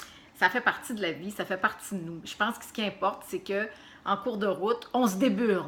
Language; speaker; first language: French; native; French